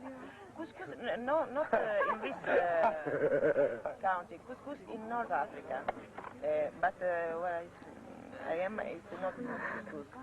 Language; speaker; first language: English; non-native, learner; French